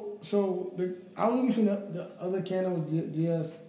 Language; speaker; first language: English; native; English